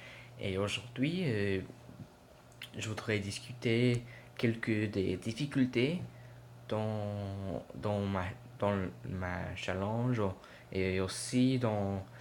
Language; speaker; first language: French; non-native, learner; English